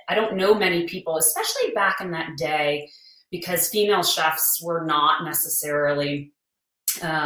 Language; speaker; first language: English; native; English